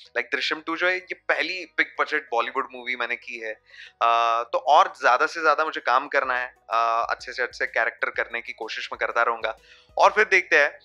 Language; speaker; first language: Hindi; non-native, local second language; Marathi